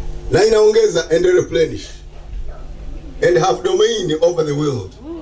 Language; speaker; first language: English; non-native, local second language; Swahili